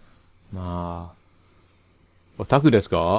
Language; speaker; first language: Japanese; non-native, learner; English